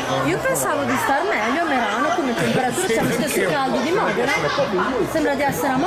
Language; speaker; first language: Italian; native; Italian